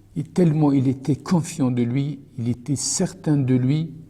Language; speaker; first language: French; non-native, local second language; Arabic